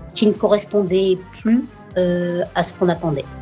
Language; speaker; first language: French; native; French